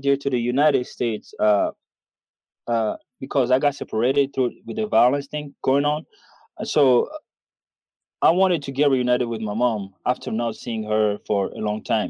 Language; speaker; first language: English; non-native, fluent; Kinyarwanda